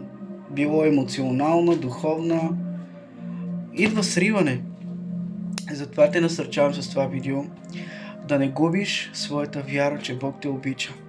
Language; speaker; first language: Bulgarian; native; Bulgarian